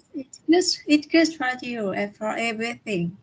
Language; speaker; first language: English; non-native, learner; Vietnamese